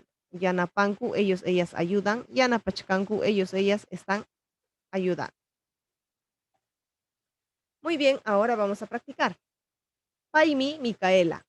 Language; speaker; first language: Spanish; non-native, local second language; Quechua